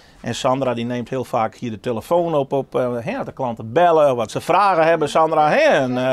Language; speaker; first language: Dutch; non-native, local second language; Western Frisian